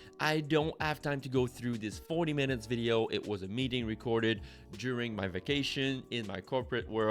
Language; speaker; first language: English; non-native, fluent; French